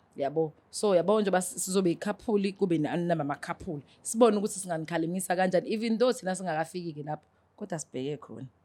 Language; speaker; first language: Zulu; native; Zulu